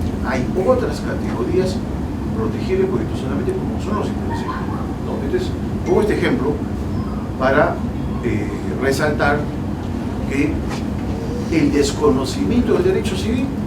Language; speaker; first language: Spanish; native; Spanish